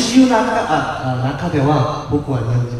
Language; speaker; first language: Japanese; non-native, learner; Korean